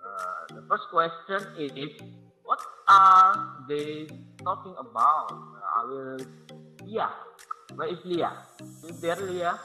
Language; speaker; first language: English; non-native, learner; Indonesian